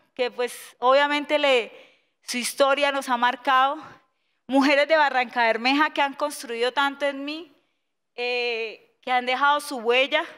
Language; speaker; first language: Spanish; native; Spanish